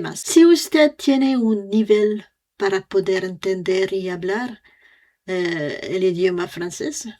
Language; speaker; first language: Spanish; non-native, learner; French